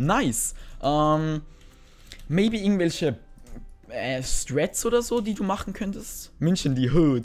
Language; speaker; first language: German; native; German